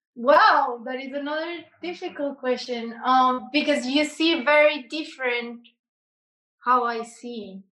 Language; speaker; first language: English; non-native, learner; Spanish